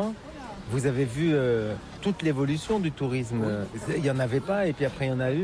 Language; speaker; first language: French; native; French